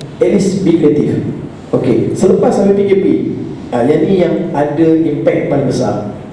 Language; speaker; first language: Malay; native; Malay